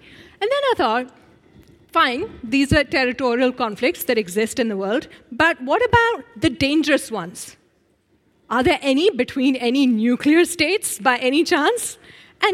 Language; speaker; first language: English; non-native, local second language; Urdu